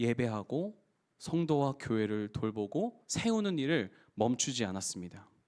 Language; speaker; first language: Korean; native; Korean